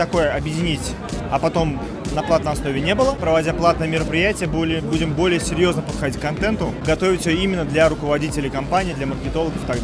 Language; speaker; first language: Russian; non-native, local second language; Uzbek